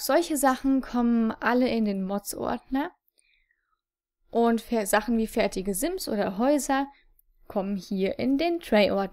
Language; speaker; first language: German; native; German